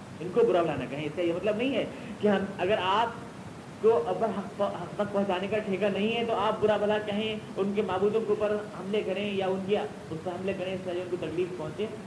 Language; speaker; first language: Urdu; native; Urdu